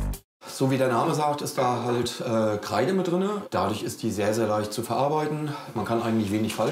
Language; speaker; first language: German; native; German